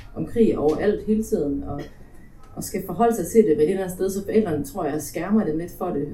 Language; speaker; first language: Danish; early bilingual, other home language; Polish